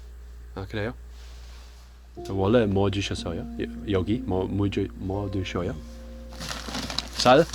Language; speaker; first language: Korean; non-native, learner; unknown